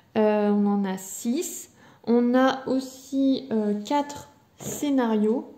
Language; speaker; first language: French; native; French